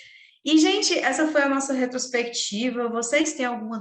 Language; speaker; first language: Portuguese; native; Portuguese